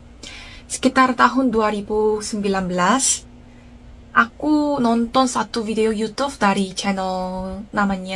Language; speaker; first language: Indonesian; non-native, fluent; Korean